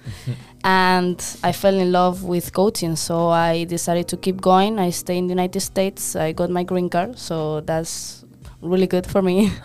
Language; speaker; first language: English; non-native, fluent; Spanish